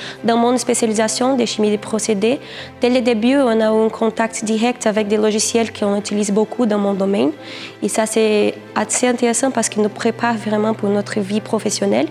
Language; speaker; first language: French; non-native, fluent; Portuguese